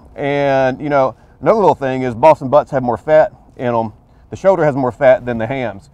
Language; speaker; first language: English; native; English